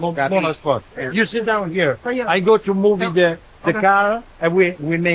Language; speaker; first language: English; non-native, learner; Italian